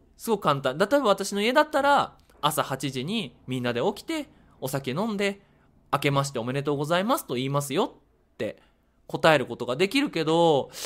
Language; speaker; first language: Japanese; native; Japanese